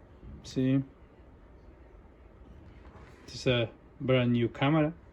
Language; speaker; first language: English; non-native, learner; Spanish